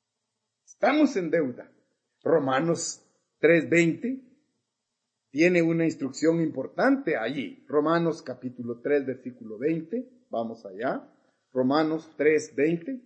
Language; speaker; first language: Spanish; native; Spanish